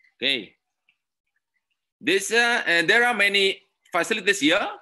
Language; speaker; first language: English; non-native, learner; Indonesian